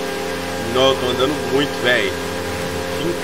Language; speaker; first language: Portuguese; native; Portuguese